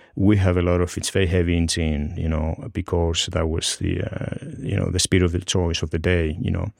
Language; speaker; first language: English; non-native, fluent; Greek